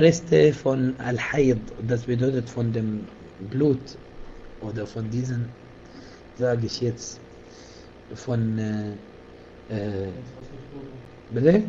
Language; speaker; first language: German; non-native, fluent; Arabic